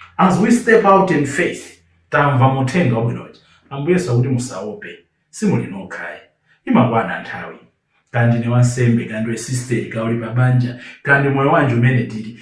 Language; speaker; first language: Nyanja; native; Nyanja